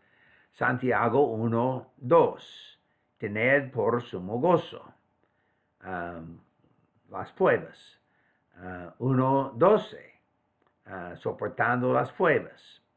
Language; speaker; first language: Spanish; non-native, fluent; English